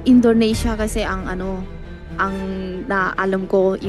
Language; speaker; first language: Filipino; non-native, learner; Chinese